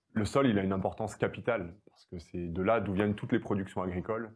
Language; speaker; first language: French; native; French